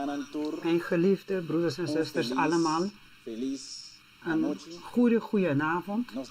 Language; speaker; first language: Dutch; non-native, local second language; Papiamento